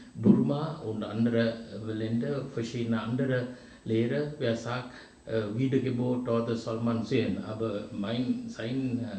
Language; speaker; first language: German; non-native, fluent; Sinhala